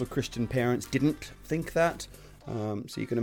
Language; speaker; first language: English; native; English